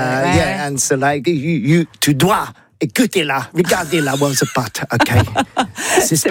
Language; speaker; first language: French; non-native, learner; English